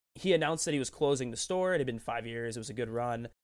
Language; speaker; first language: English; native; English